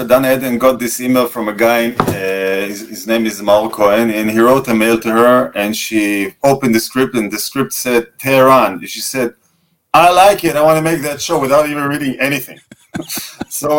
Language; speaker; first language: English; non-native, fluent; Russian